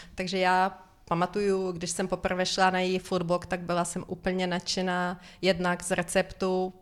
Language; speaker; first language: Czech; non-native, fluent; Ukrainian